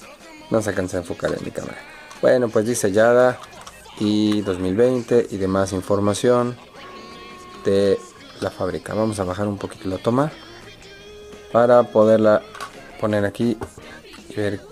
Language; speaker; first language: Spanish; native; Spanish